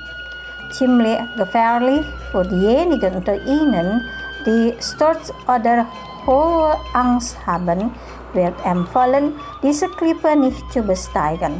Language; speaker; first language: German; non-native, fluent; Indonesian